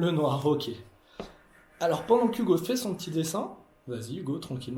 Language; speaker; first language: French; native; French